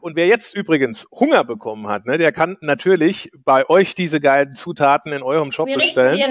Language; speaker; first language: German; native; German